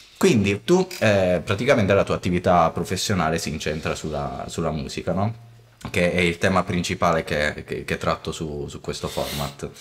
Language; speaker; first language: Italian; native; Italian